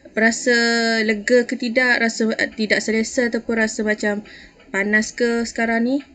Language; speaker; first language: Malay; native; Malay